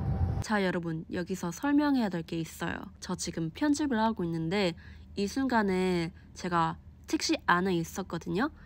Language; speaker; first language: Korean; non-native, fluent; English